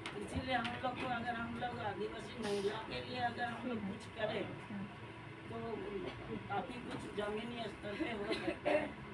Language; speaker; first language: Hindi; non-native, local second language; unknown